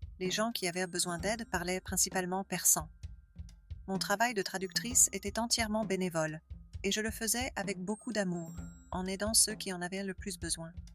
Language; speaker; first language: French; non-native, fluent; Arabic